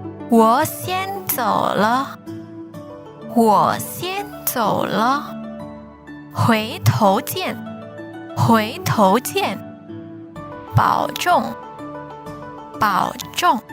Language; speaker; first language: Chinese; non-native, fluent; Indonesian